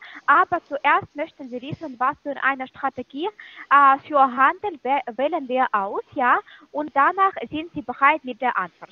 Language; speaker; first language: German; non-native, fluent; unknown